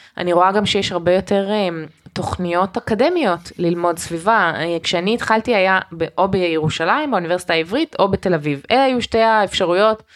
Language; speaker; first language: Hebrew; early bilingual, heritage; Hebrew